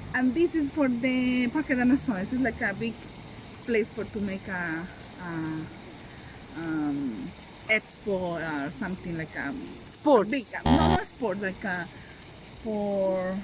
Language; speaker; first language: English; non-native, learner; Spanish